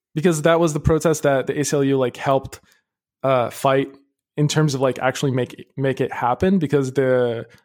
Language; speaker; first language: English; early bilingual, other home language; Arabic